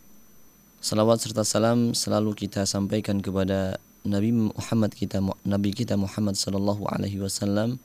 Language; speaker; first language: Indonesian; native; Indonesian